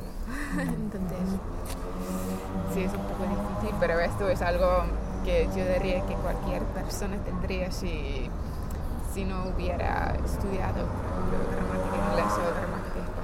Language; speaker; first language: Spanish; non-native, fluent; English